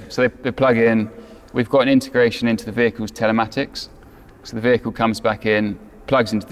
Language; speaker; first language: English; native; English